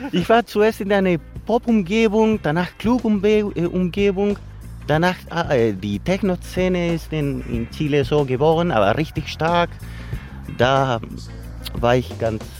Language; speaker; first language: German; non-native, learner; Spanish